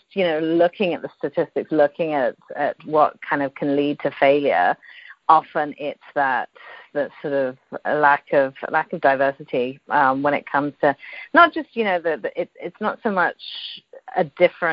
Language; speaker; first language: English; native; English